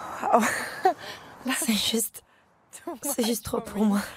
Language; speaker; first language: French; non-native, fluent; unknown